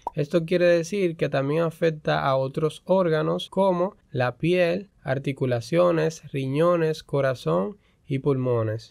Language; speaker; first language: Spanish; native; Spanish